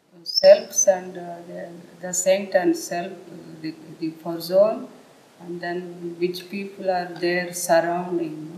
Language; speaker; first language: German; non-native, learner; Telugu